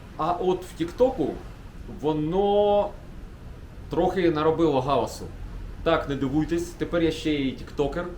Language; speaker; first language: Ukrainian; non-native, local second language; Russian